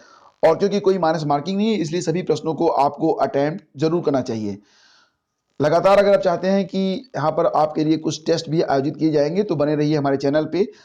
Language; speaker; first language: Hindi; native; Hindi